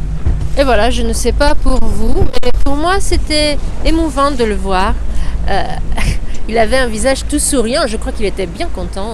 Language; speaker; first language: French; native; French